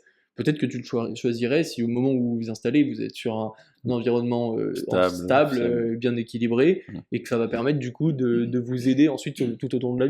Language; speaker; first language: French; native; French